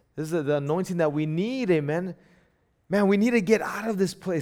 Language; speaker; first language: English; early bilingual, other home language; Spanish